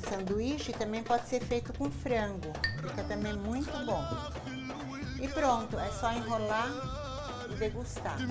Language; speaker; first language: Portuguese; non-native, fluent; Arabic